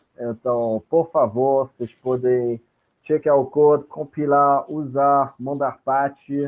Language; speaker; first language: Portuguese; non-native, fluent; French